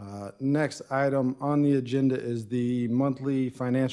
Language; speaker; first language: English; native; English